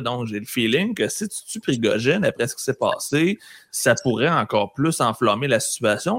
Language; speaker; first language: French; native; French